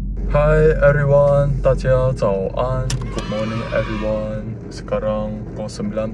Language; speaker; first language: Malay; non-native, local second language; Chinese